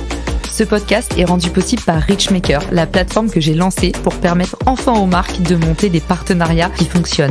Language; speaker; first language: French; native; French